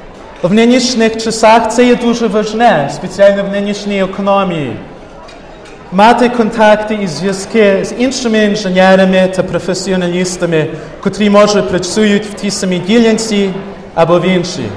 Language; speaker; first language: Ukrainian; early bilingual, heritage; Ukrainian